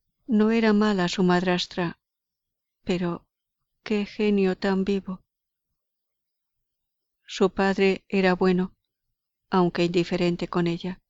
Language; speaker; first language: Spanish; native; Spanish